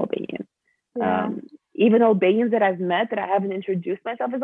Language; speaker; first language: English; early bilingual, other home language; Albanian